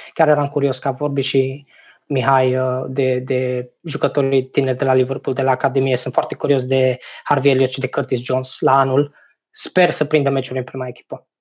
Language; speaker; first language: Romanian; native; Romanian